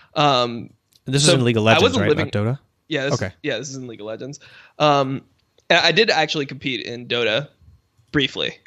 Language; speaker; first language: English; native; English